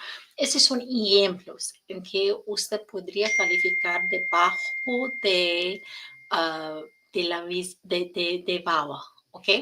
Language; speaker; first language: Spanish; non-native, learner; English